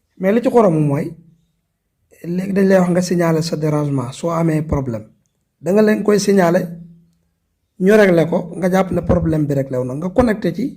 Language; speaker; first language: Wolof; native; Wolof